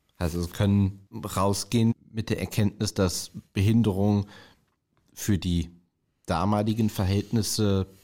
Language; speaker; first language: German; native; German